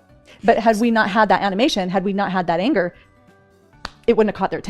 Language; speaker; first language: English; native; English